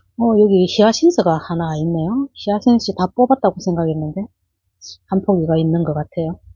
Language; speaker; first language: Korean; native; Korean